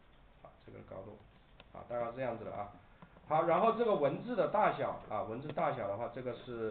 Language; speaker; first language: Chinese; native; Chinese